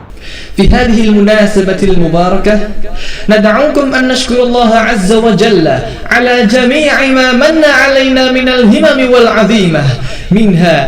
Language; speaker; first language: Arabic; non-native, learner; Indonesian